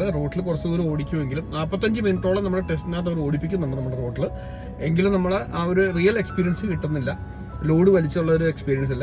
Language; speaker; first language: Malayalam; native; Malayalam